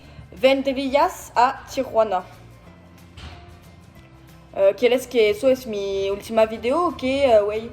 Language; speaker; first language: Spanish; non-native, learner; French